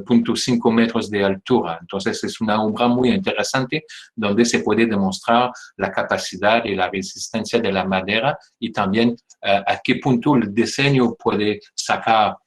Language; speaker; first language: Spanish; non-native, fluent; French